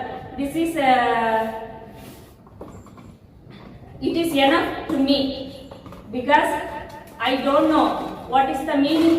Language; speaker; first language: English; non-native, learner; Tamil